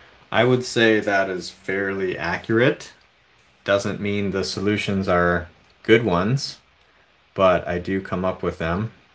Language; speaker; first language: English; native; English